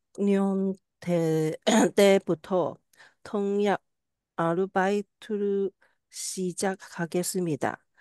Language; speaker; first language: Korean; non-native, learner; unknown